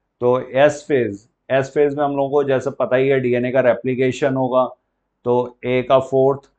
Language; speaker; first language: Hindi; native; Hindi